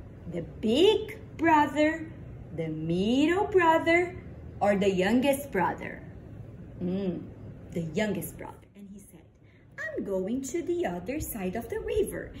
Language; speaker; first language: English; non-native, fluent; Portuguese